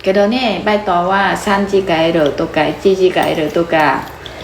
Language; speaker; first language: Japanese; non-native, learner; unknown